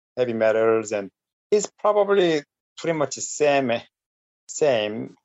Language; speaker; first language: English; non-native, fluent; Korean